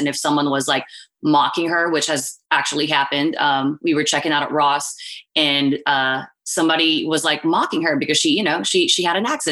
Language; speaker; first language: English; non-native, local second language; Filipino